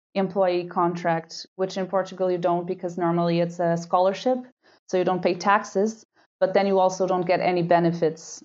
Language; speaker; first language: English; non-native, fluent; Portuguese